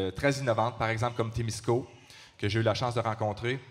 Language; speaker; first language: French; native; French